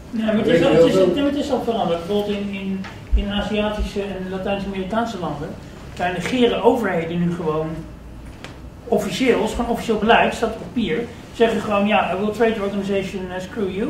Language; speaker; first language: Dutch; native; Dutch